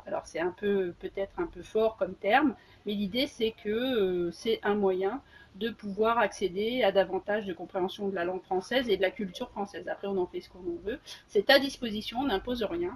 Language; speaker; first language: French; native; French